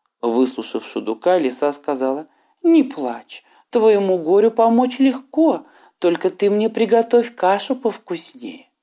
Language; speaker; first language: Russian; native; Russian